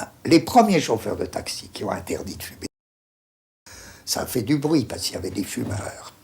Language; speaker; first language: French; native; French